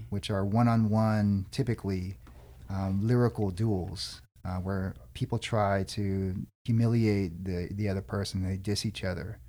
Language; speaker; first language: English; native; English